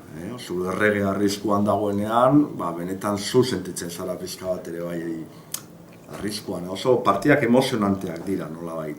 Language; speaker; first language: Basque; non-native, local second language; Spanish